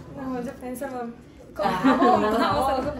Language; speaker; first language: Spanish; non-native, learner; Japanese